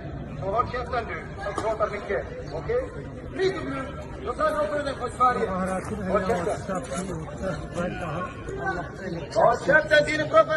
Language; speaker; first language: Swedish; non-native, fluent; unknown